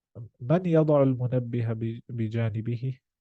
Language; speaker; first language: Arabic; non-native, fluent; English